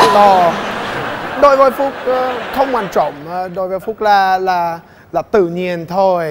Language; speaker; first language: Vietnamese; non-native, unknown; English